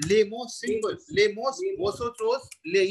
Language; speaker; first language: Spanish; non-native, fluent; Hindi